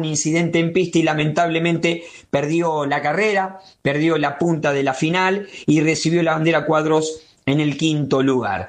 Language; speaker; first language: Spanish; native; Spanish